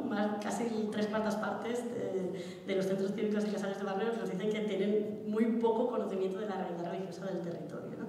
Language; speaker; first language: Spanish; native; Spanish